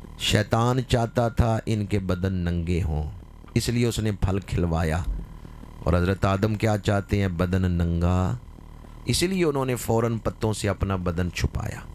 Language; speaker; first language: Urdu; non-native, local second language; Punjabi